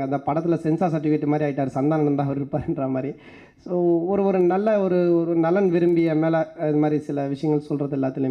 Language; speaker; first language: Tamil; native; Tamil